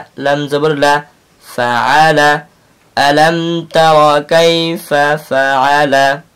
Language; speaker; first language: Arabic; non-native, learner; Bangla